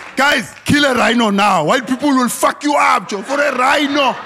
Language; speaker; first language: English; non-native, local second language; Xhosa